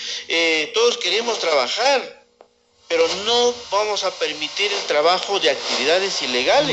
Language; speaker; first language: Spanish; native; Spanish